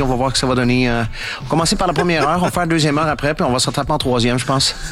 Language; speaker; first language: French; native; French